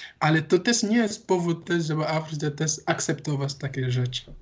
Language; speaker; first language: Polish; non-native, learner; Wolof